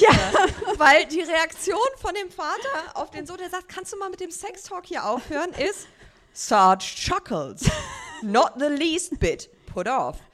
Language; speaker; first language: German; native; German